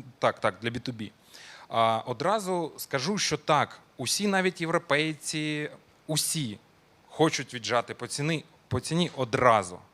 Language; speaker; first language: Ukrainian; non-native, local second language; Russian